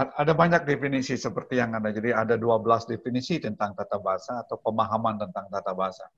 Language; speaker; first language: Indonesian; non-native, local second language; Balinese